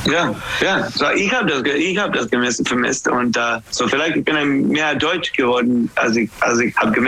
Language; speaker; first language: German; non-native, learner; English